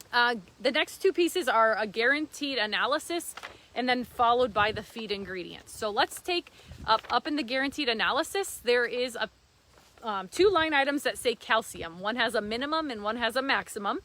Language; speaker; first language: English; native; English